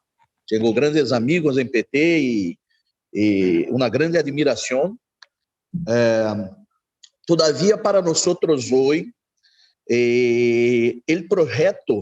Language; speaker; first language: Spanish; non-native, learner; Portuguese